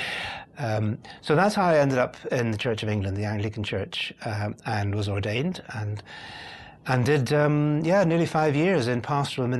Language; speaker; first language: English; native; English